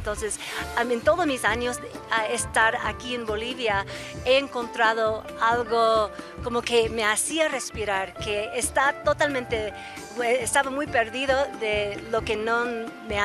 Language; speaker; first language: Spanish; native; Spanish